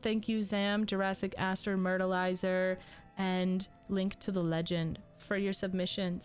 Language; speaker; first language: English; native; English